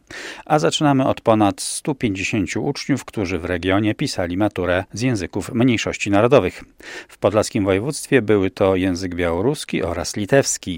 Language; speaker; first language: Polish; native; Polish